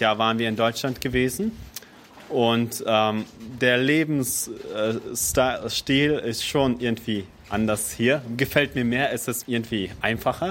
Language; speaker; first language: German; early bilingual, other home language; Russian